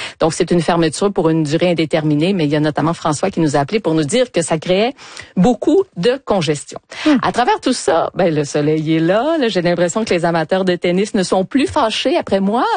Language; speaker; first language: French; native; French